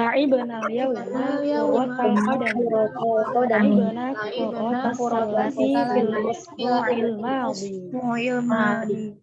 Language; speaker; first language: Arabic; non-native, learner; Indonesian